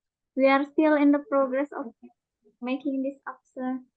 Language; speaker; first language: English; non-native, local second language; Indonesian